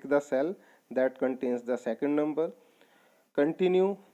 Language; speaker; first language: English; non-native, local second language; Punjabi